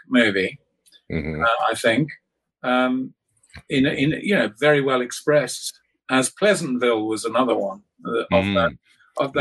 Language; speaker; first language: English; native; English